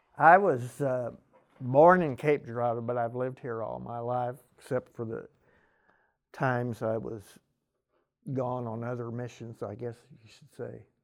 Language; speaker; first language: English; native; English